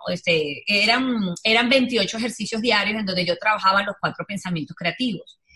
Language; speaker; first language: Spanish; native; Spanish